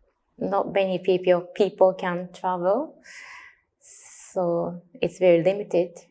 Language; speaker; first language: English; non-native, learner; Japanese